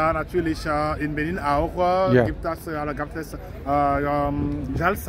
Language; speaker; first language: German; non-native, fluent; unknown